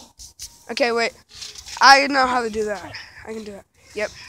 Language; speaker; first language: English; native; English